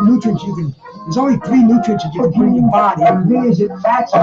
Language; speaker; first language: English; native; English